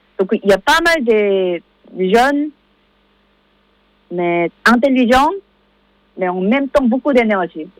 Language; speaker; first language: French; non-native, learner; Korean